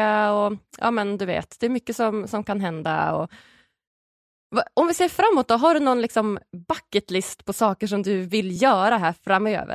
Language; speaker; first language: Swedish; native; Swedish